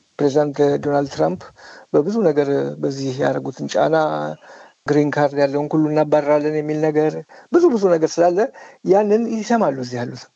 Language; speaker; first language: Amharic; native; Amharic